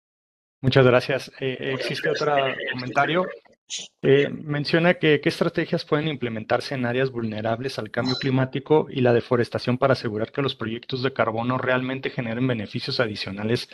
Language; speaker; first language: Spanish; native; Spanish